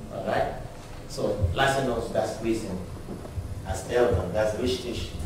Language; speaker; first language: German; non-native, learner; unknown